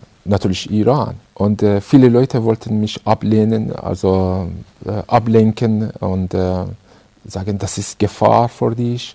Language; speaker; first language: German; non-native, fluent; Persian